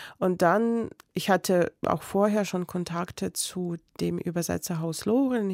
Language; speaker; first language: German; non-native, fluent; Belarusian